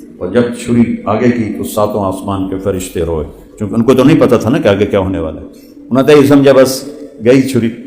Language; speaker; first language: Urdu; non-native, local second language; Punjabi